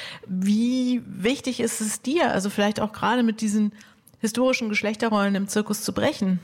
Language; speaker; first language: German; native; German